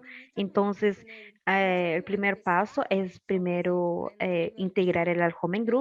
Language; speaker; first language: Spanish; non-native, learner; Portuguese